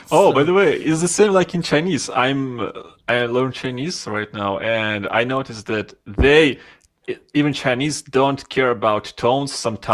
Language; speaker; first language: English; non-native, fluent; Russian